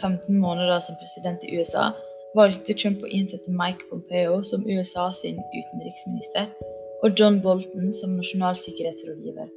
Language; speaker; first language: Norwegian; native; Norwegian